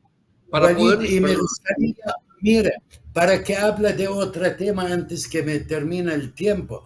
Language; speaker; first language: Spanish; non-native, fluent; Arabic